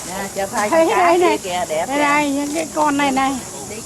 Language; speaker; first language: Vietnamese; native; Vietnamese